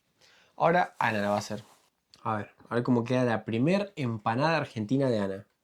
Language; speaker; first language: Spanish; native; Spanish